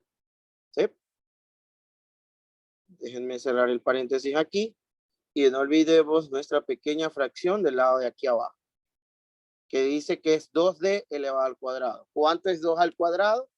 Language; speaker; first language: Spanish; native; Spanish